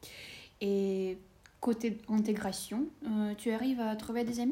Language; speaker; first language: French; non-native, fluent; Russian